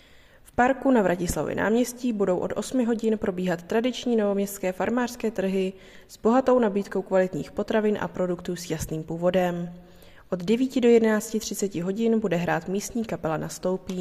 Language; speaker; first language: Czech; native; Czech